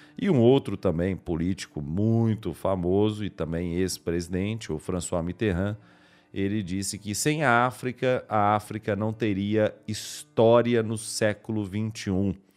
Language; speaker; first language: Portuguese; native; Portuguese